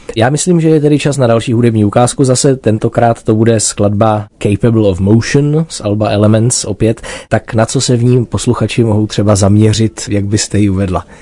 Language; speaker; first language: Czech; native; Czech